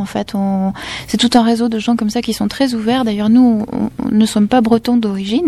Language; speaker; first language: French; native; French